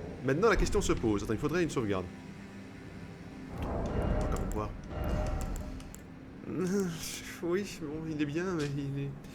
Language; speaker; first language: French; native; French